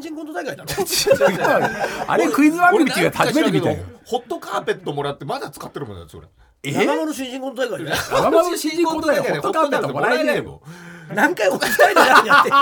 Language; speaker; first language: Japanese; native; Japanese